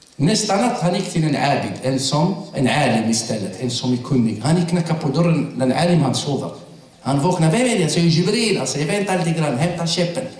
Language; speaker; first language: Swedish; non-native, fluent; Arabic